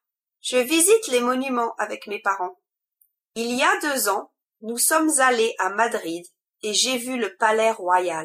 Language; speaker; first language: French; non-native, learner; English